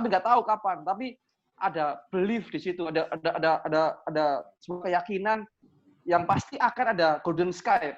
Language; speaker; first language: Indonesian; native; Indonesian